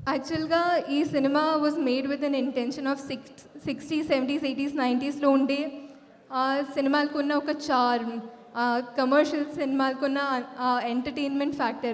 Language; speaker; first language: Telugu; non-native, fluent; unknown